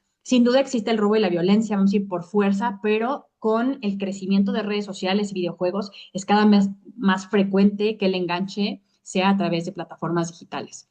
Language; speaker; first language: Spanish; native; Spanish